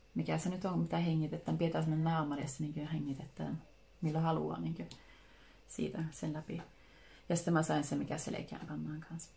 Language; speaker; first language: Finnish; early bilingual, heritage; Finnish